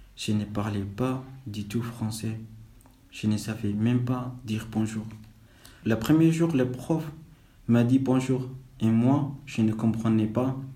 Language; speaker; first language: French; non-native, fluent; Somali